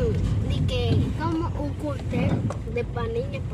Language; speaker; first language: Spanish; early bilingual, other home language; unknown